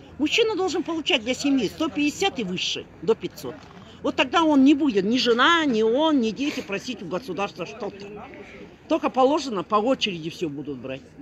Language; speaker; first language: Russian; non-native, local second language; Kazakh